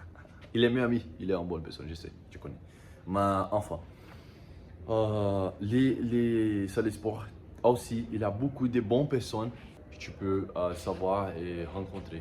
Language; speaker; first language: French; non-native, learner; Portuguese